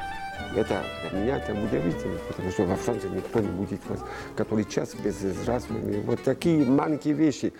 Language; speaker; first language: Russian; early bilingual, heritage; Russian